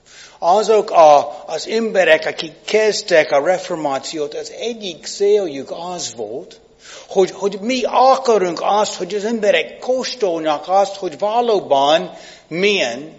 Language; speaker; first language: Hungarian; non-native, fluent; English